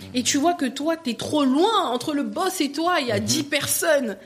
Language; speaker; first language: French; native; French